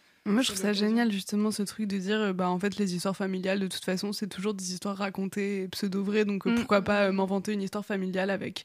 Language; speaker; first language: French; native; French